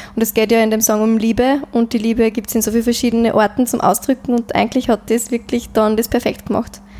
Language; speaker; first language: German; native; German